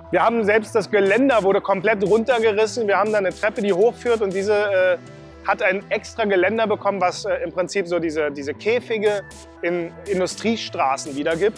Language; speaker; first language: German; native; German